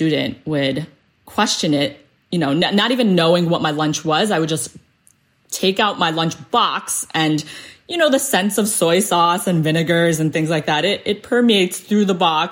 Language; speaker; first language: English; early bilingual, other home language; Cantonese